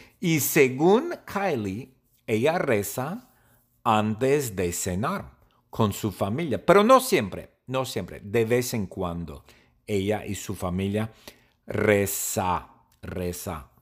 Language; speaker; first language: Spanish; non-native, learner; English